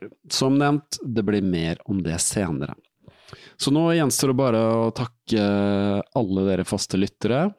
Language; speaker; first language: Norwegian; native; Norwegian